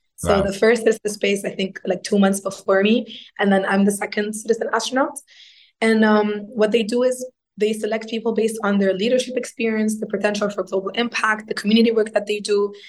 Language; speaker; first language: English; non-native, fluent; Arabic